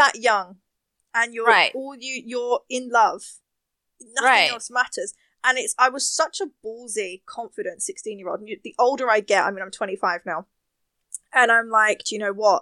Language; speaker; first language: English; native; English